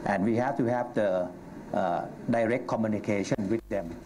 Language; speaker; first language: English; non-native, learner; Thai